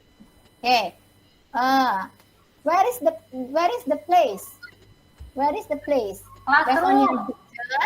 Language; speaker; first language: English; non-native, learner; Indonesian